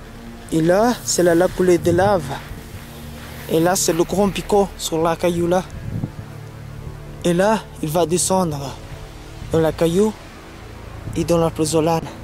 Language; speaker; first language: French; non-native, fluent; Kabuverdianu